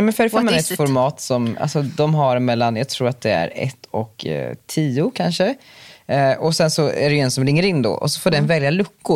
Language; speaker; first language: Swedish; native; Swedish